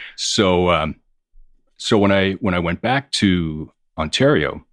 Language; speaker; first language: English; native; English